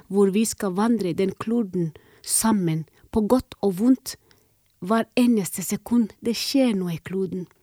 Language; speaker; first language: Norwegian; non-native, fluent; Somali